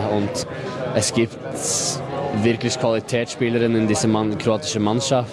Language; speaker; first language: German; non-native, fluent; Norwegian